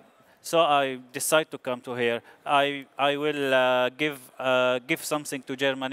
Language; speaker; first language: English; non-native, learner; Arabic